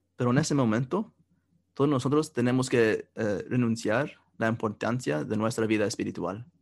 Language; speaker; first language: Spanish; non-native, fluent; English